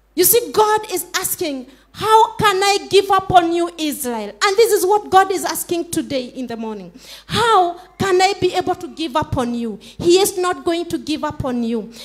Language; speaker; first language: English; non-native, local second language; Swahili